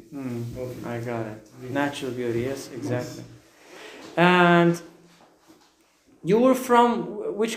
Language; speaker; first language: English; non-native, fluent; Persian